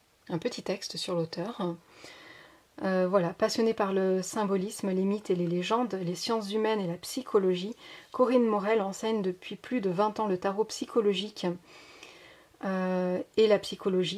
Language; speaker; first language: French; native; French